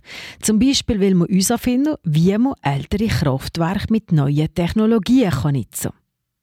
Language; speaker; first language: German; native; German